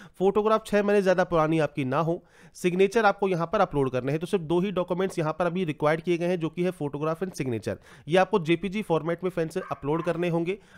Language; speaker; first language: Hindi; native; Hindi